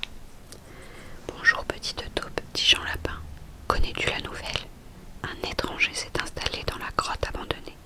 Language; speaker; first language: French; native; French